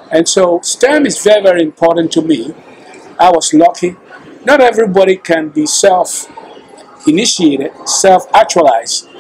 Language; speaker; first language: English; non-native, local second language; Akan